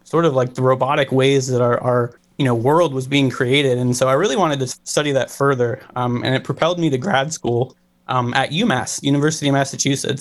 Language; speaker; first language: English; native; English